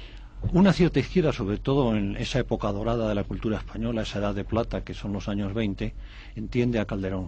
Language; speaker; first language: Spanish; native; Spanish